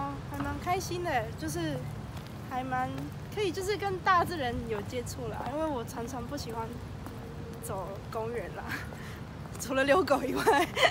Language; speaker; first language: Chinese; early bilingual, other home language; Spanish